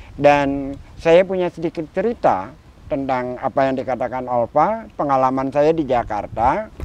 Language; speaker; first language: Indonesian; native; Indonesian